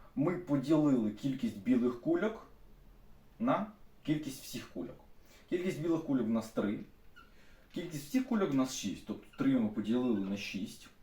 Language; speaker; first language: Ukrainian; non-native, local second language; Russian